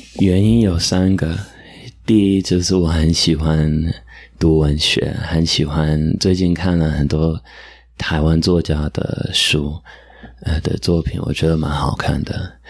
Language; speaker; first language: Chinese; non-native, fluent; English